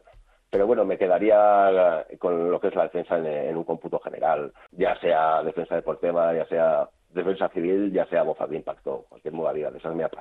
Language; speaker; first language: Spanish; native; Spanish